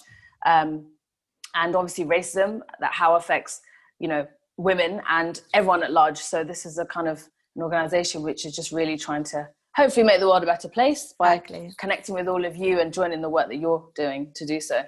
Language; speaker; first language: English; non-native, local second language; Swahili